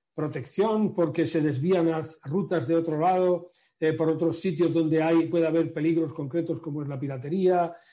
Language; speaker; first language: Spanish; native; Spanish